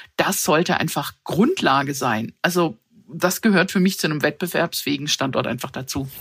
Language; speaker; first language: German; early bilingual, other home language; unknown